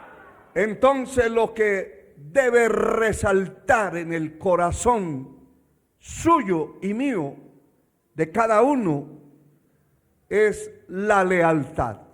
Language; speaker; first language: Spanish; native; Spanish